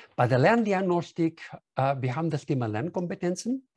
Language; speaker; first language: German; non-native, fluent; Spanish